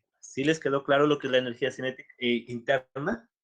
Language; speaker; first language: Spanish; native; Spanish